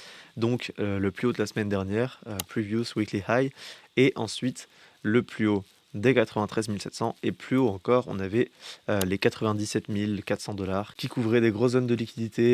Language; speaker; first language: French; native; French